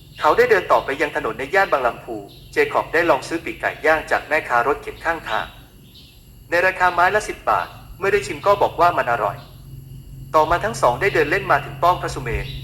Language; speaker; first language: Thai; native; Thai